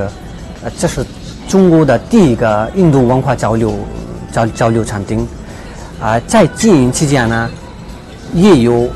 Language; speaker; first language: Chinese; non-native, fluent; Hindi